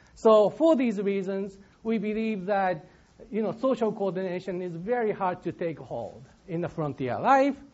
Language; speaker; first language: English; non-native, fluent; Japanese